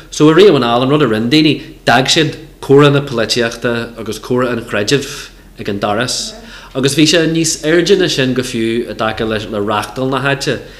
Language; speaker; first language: Irish; non-native, local second language; English